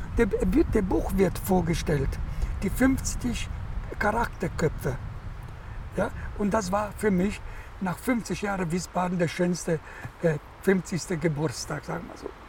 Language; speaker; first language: German; non-native, fluent; Italian